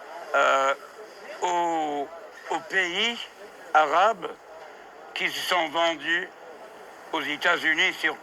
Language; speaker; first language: French; non-native, fluent; English